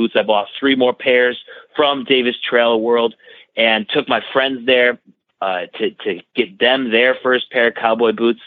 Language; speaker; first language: English; native; English